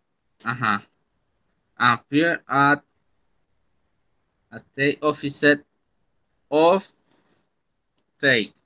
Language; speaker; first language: English; non-native, learner; Spanish